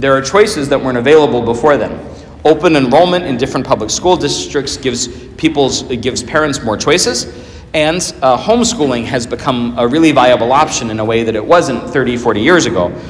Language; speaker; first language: English; native; English